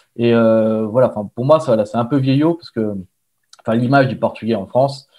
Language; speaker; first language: French; native; French